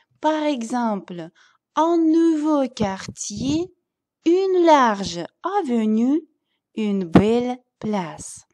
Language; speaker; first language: French; non-native, fluent; Russian